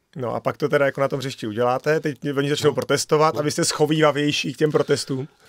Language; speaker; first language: Czech; native; Czech